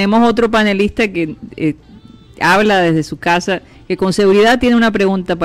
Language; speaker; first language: Spanish; native; Spanish